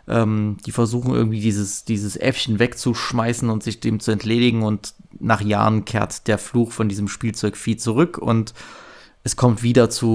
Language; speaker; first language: German; native; German